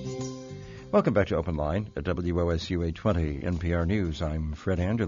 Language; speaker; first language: English; native; English